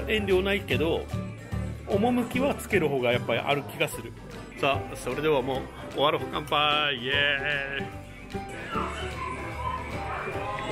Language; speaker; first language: Japanese; native; Japanese